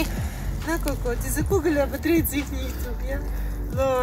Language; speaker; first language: German; non-native, learner; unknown